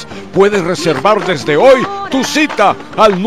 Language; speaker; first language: Spanish; native; Spanish